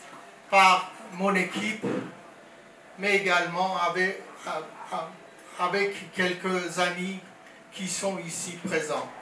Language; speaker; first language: French; non-native, fluent; Persian